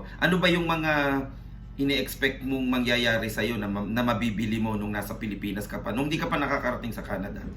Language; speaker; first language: Filipino; native; Filipino